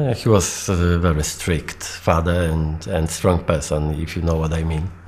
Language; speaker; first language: English; non-native, fluent; Polish